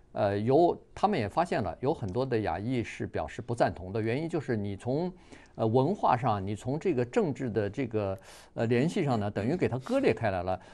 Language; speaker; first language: Chinese; native; Chinese